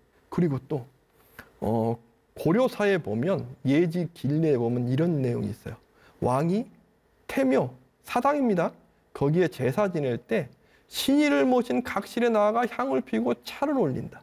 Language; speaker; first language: Korean; native; Korean